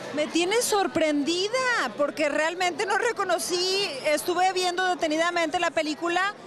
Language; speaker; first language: Spanish; native; Spanish